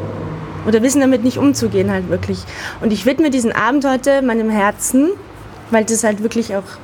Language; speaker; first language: German; native; German